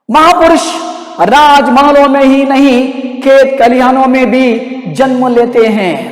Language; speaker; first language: Hindi; non-native, local second language; Kannada